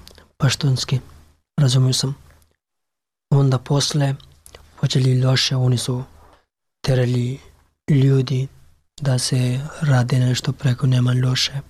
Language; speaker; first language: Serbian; non-native, learner; Pashto